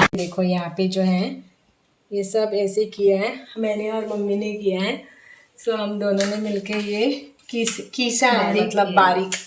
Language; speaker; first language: Hindi; non-native, local second language; Konkani